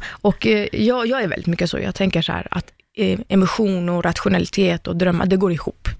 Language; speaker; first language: Swedish; early bilingual, other home language; Persian